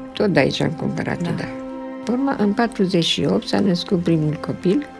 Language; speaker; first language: Romanian; early bilingual, other home language; French